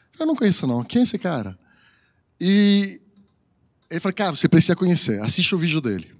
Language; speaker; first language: Portuguese; non-native, fluent; French